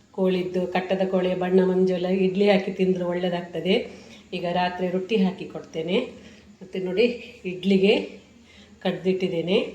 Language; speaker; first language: Kannada; non-native, local second language; Tulu